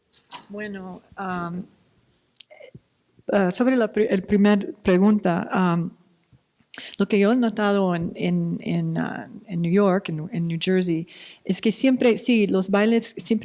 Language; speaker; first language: Spanish; non-native, fluent; English